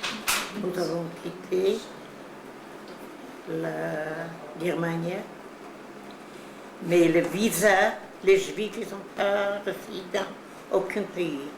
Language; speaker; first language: French; non-native, learner; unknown